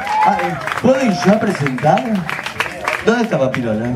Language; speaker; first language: Spanish; native; Spanish